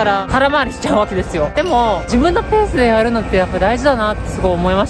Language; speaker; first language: Japanese; native; Japanese